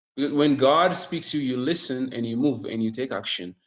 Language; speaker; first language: English; non-native, local second language; Amharic